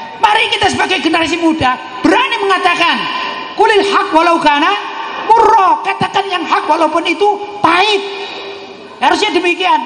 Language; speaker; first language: Indonesian; native; Indonesian